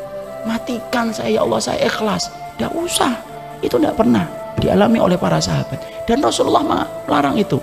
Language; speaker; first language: Indonesian; native; Indonesian